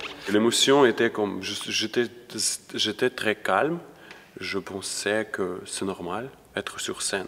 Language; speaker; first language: French; non-native, learner; Ukrainian